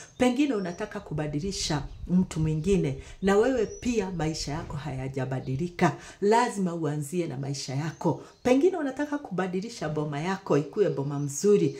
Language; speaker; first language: Swahili; non-native, local second language; Kikuyu